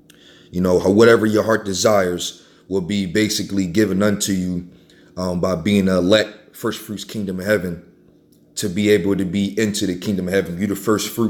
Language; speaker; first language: English; native; English